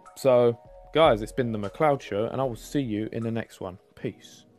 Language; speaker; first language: English; native; English